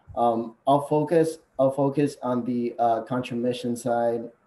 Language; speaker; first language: English; non-native, fluent; Spanish